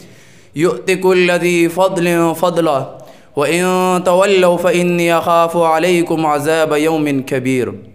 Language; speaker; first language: Arabic; non-native, fluent; Urdu